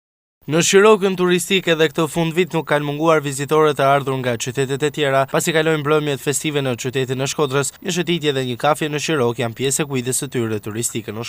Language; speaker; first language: Albanian; native; Albanian